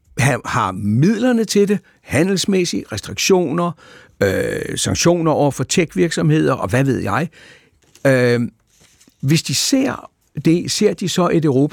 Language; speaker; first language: Danish; native; Danish